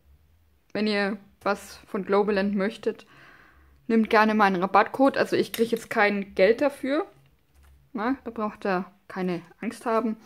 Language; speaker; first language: German; non-native, fluent; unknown